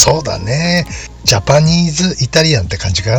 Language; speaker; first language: Japanese; native; Japanese